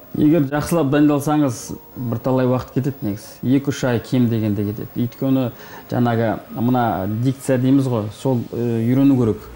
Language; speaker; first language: Kazakh; native; Kazakh